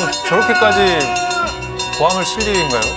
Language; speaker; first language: Korean; native; Korean